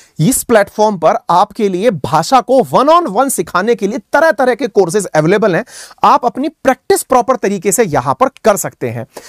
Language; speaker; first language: Hindi; native; Hindi